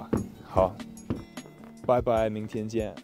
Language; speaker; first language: Chinese; non-native, fluent; English